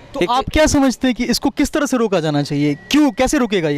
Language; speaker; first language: Hindi; native; Hindi